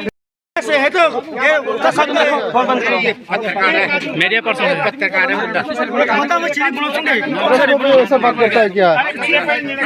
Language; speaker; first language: Hindi; non-native, local second language; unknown